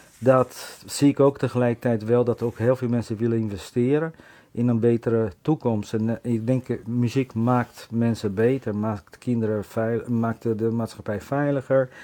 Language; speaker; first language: Dutch; non-native, fluent; Portuguese